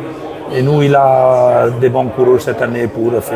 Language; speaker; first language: French; non-native, learner; Italian